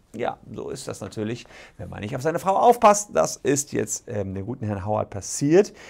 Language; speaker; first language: German; native; German